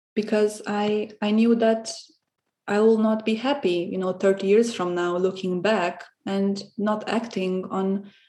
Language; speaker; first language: English; non-native, fluent; Romanian